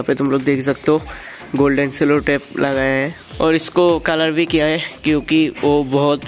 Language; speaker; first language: Hindi; non-native, local second language; Bangla